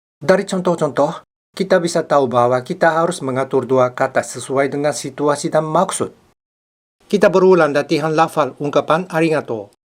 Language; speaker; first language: Indonesian; non-native, fluent; Japanese